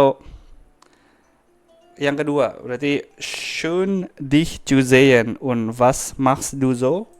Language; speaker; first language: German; non-native, fluent; Indonesian